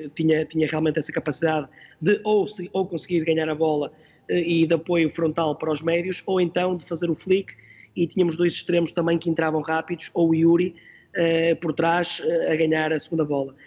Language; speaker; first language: Portuguese; native; Portuguese